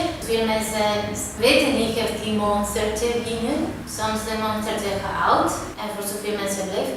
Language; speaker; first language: Dutch; non-native, learner; Spanish